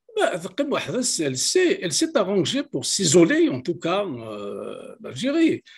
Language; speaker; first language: French; non-native, local second language; Kabyle